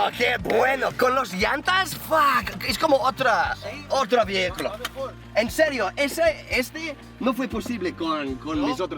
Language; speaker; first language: Spanish; non-native, learner; English